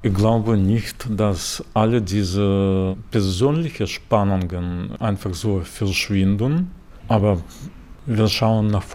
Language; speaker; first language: German; non-native, fluent; Russian